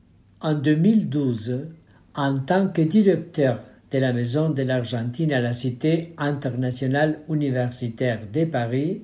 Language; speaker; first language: French; non-native, fluent; Spanish